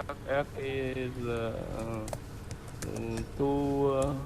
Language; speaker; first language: English; non-native, learner; Vietnamese